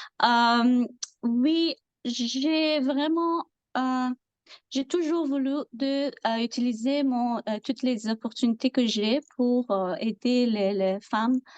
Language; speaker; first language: French; non-native, learner; Persian